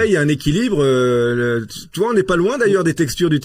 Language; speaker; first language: French; native; French